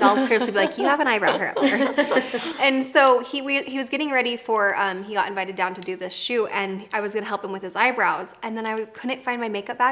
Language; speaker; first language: English; native; English